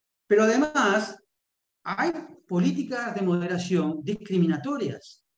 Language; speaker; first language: Spanish; native; Spanish